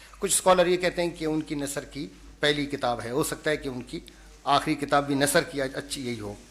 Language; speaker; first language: Urdu; non-native, local second language; Baluchi